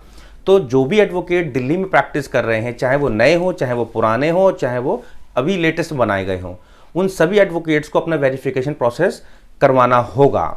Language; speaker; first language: Hindi; native; Hindi